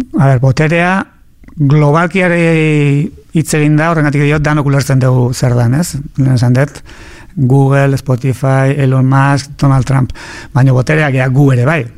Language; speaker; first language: Basque; native; Basque